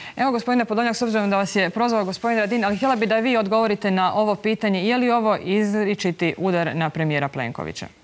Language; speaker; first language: Croatian; native; Croatian